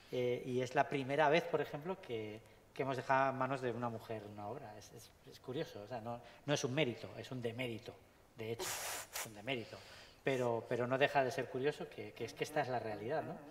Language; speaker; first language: Spanish; native; Spanish